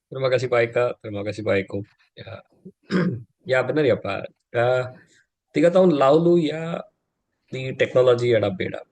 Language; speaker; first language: Indonesian; non-native, learner; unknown